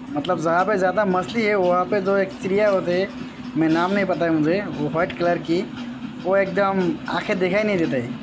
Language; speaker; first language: Hindi; non-native, local second language; Bangla